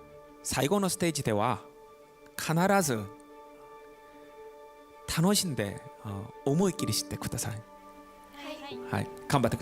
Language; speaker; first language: Japanese; non-native, learner; Korean